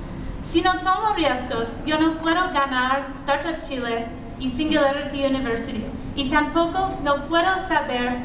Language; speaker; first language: Spanish; non-native, learner; English